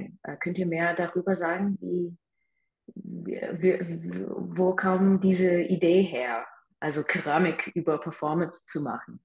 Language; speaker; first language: German; non-native, fluent; English